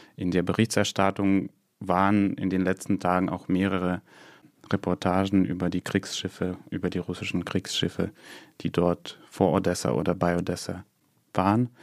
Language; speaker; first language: German; non-native, fluent; Russian